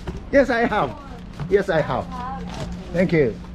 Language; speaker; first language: English; non-native, learner; Japanese